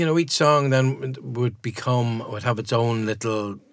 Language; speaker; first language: English; native; English